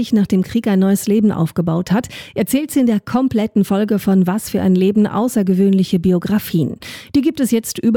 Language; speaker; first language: German; native; German